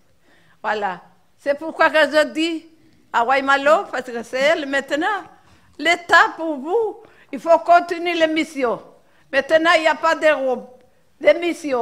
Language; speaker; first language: French; non-native, local second language; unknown